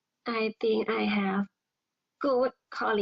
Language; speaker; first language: English; non-native, learner; Thai